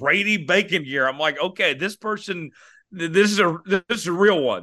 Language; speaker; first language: English; native; English